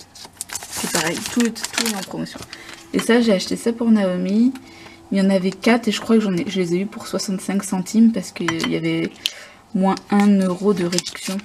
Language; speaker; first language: French; native; French